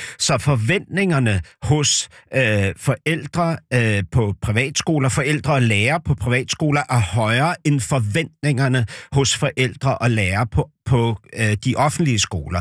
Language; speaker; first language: Danish; native; Danish